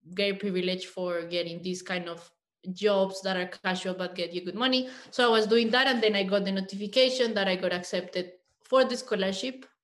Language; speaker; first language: English; non-native, fluent; Spanish